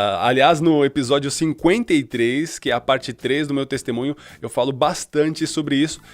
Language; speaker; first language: Portuguese; early bilingual, other home language; Spanish